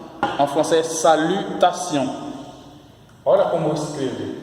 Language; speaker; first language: Portuguese; non-native, fluent; Haitian Creole